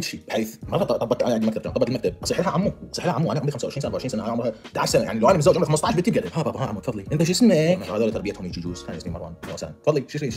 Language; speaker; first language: Arabic; native; Arabic